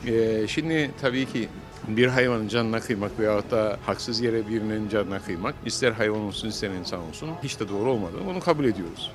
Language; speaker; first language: Turkish; native; Turkish